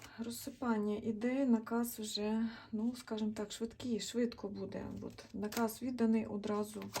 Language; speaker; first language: Ukrainian; non-native, local second language; Russian